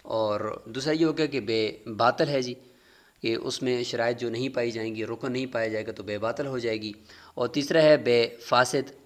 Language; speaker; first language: Urdu; native; Urdu